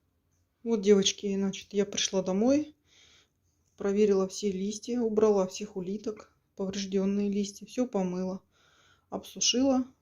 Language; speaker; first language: Russian; native; Russian